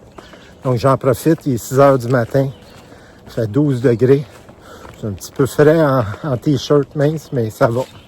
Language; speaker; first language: French; native; French